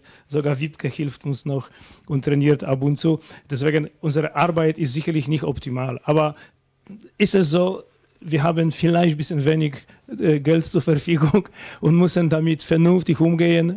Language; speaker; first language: German; non-native, fluent; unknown